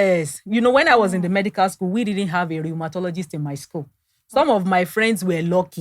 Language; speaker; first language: English; non-native, local second language; Yoruba